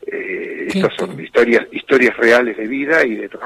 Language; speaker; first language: Spanish; native; Spanish